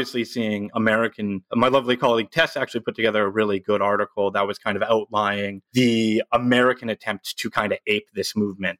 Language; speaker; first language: English; native; English